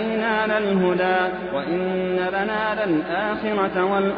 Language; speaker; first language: Arabic; native; Arabic